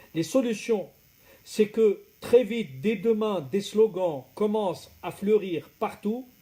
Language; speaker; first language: French; non-native, local second language; Arabic